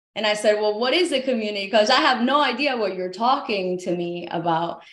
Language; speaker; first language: English; early bilingual, other home language; Spanish